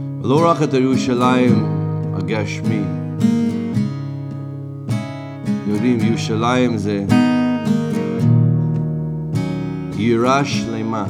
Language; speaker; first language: Hebrew; non-native, fluent; English